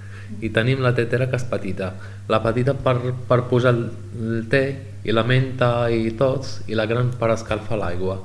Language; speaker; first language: Catalan; non-native, learner; Arabic